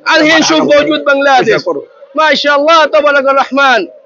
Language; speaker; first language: Arabic; non-native, learner; Bangla